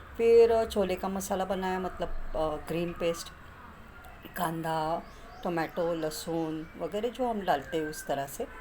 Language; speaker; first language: Hindi; non-native, local second language; Marathi